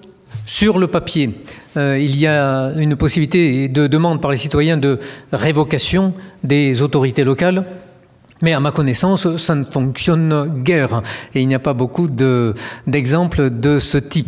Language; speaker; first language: French; native; French